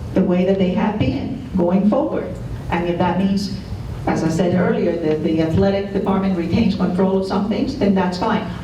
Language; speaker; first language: English; non-native, fluent; Spanish